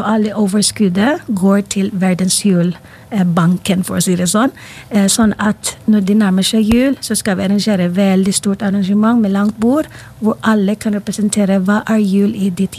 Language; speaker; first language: Norwegian; non-native, fluent; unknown